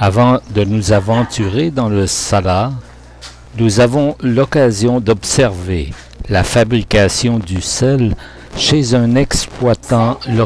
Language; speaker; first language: French; native; French